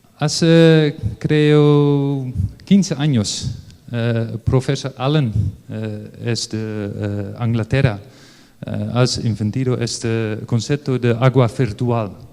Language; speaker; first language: Spanish; non-native, learner; Dutch